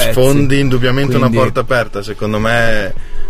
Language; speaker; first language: Italian; native; Italian